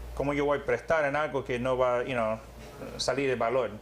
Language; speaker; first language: Spanish; early bilingual, heritage; Spanish